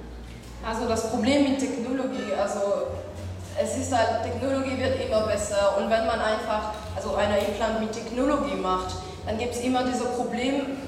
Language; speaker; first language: German; non-native, fluent; French